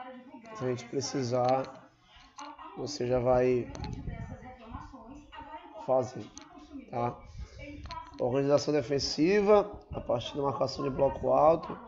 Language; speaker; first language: Portuguese; native; Portuguese